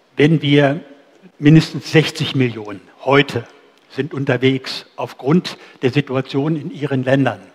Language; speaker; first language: German; native; German